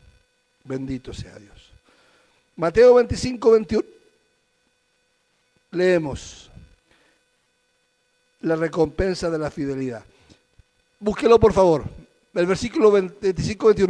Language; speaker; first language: Spanish; native; Spanish